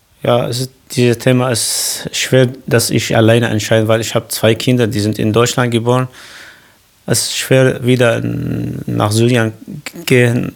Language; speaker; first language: German; non-native, learner; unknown